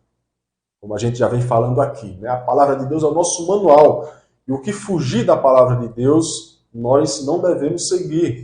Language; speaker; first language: Portuguese; native; Portuguese